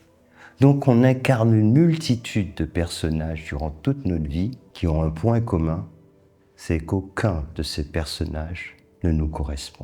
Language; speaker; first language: French; native; French